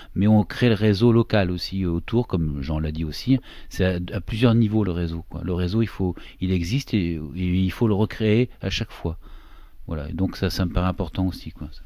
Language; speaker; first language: French; native; French